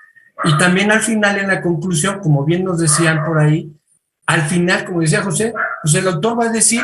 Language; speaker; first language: Spanish; native; Spanish